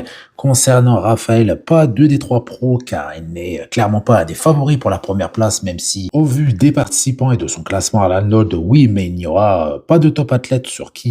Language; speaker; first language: French; native; French